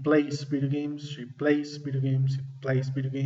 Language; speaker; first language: English; non-native, fluent; Spanish